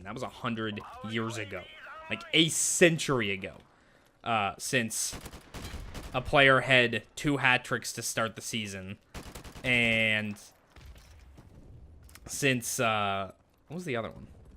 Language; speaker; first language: English; native; English